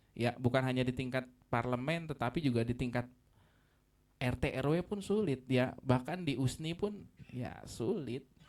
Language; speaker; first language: Indonesian; native; Indonesian